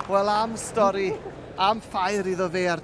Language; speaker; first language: Welsh; native; Welsh